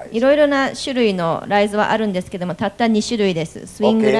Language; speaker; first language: Japanese; native; Japanese